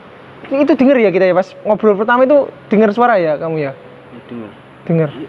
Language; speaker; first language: Indonesian; native; Indonesian